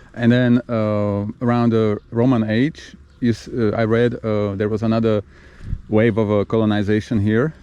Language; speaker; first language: English; non-native, learner; Slovak